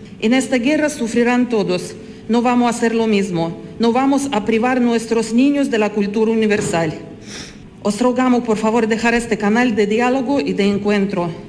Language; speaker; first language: Spanish; non-native, fluent; Russian